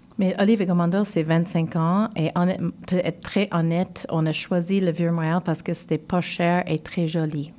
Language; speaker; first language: French; non-native, fluent; English